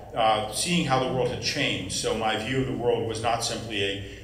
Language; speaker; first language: English; native; English